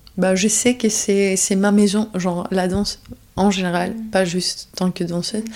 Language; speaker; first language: French; non-native, fluent; Greek